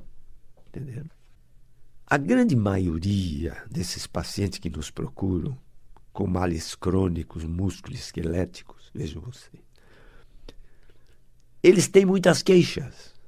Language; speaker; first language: Portuguese; native; Portuguese